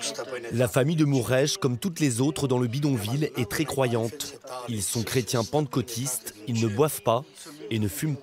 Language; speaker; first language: French; native; French